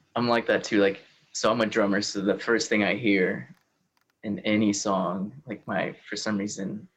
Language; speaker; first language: English; early bilingual, other home language; Spanish